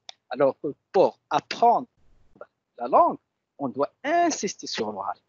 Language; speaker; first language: French; non-native, local second language; Arabic